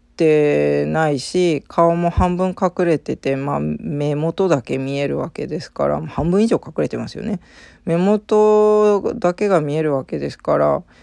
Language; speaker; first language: Japanese; native; Japanese